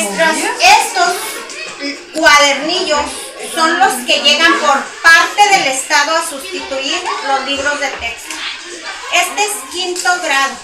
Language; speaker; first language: Spanish; native; Spanish